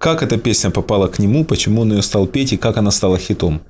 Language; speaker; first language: Russian; native; Russian